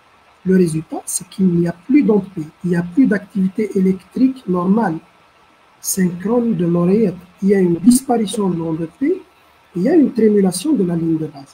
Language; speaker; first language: French; non-native, local second language; Arabic